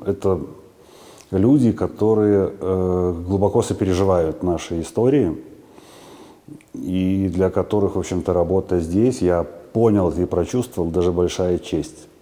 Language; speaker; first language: Russian; native; Russian